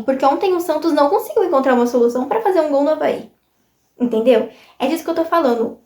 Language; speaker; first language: Portuguese; native; Portuguese